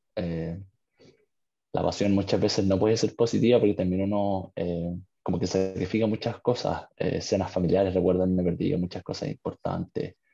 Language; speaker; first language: Spanish; native; Spanish